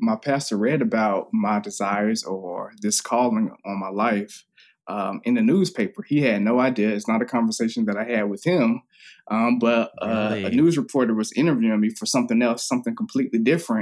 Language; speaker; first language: English; native; English